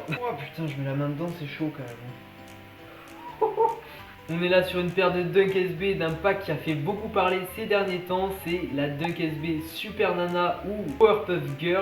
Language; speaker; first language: French; native; French